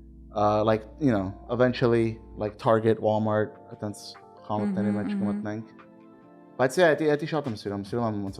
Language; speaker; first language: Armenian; early bilingual, heritage; Armenian